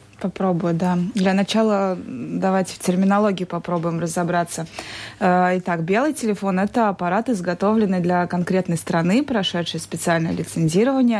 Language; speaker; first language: Russian; native; Russian